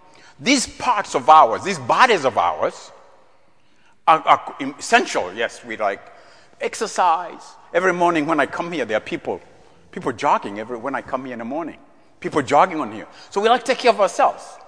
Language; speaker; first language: English; non-native, local second language; Ganda